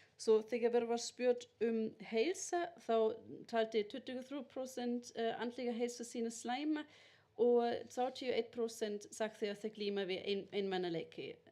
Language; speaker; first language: Icelandic; non-native, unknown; German